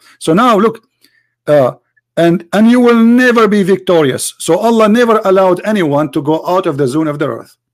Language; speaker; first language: English; non-native, fluent; Arabic